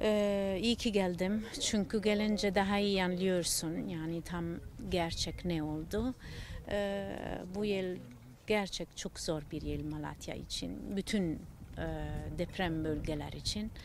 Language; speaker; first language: Turkish; non-native, learner; Italian